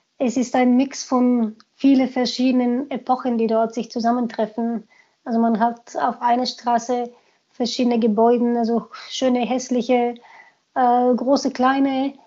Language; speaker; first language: German; non-native, fluent; Bulgarian